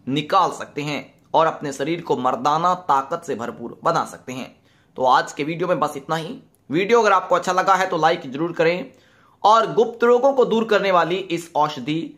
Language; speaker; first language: Hindi; native; Hindi